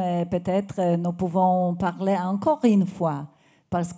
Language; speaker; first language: French; non-native, learner; Polish